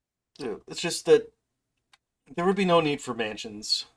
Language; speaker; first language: English; native; English